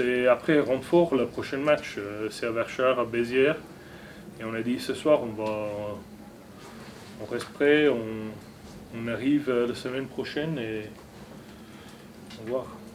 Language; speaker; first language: French; non-native, learner; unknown